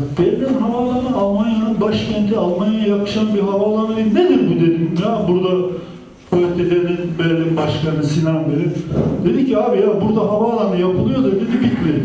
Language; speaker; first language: Turkish; native; Turkish